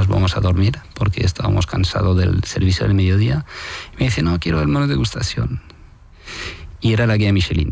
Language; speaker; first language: Spanish; non-native, fluent; French